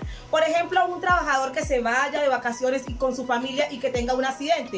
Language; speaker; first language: Spanish; native; Spanish